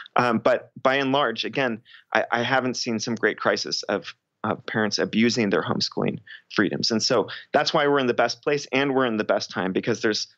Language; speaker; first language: English; native; English